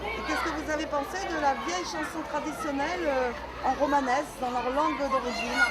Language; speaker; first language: French; native; French